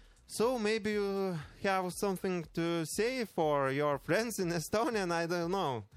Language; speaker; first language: English; non-native, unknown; Lithuanian